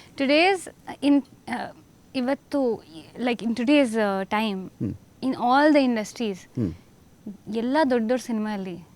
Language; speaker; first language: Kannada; non-native, fluent; Hindi